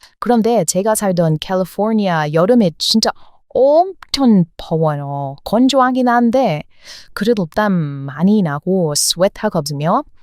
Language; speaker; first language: Korean; non-native, fluent; English